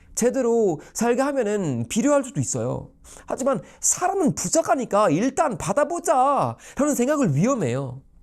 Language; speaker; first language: Korean; non-native, fluent; Swedish